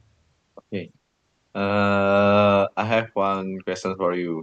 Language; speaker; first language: English; non-native, learner; Indonesian